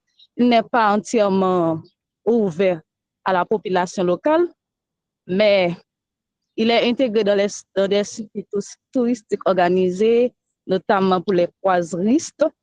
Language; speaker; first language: French; non-native, local second language; Haitian Creole